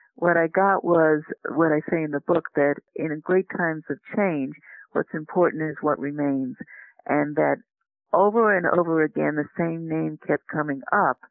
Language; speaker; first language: English; native; English